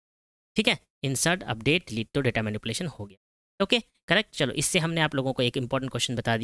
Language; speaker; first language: Hindi; native; Hindi